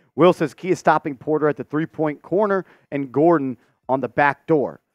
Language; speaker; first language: English; native; English